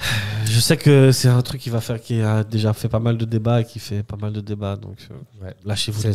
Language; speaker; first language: French; native; French